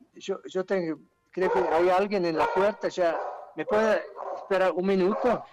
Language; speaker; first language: Spanish; non-native, fluent; German